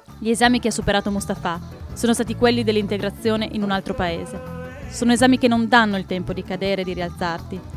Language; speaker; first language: Italian; native; Italian